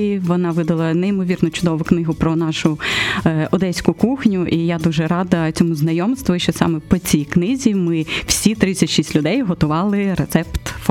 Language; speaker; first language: Ukrainian; native; Ukrainian